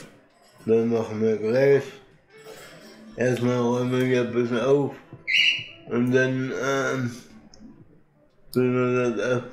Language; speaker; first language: German; native; German